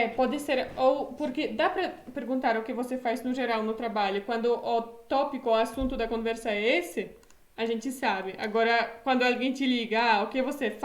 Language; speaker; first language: Portuguese; non-native, fluent; Polish